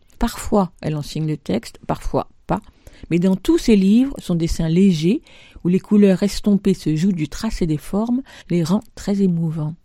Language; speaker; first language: French; native; French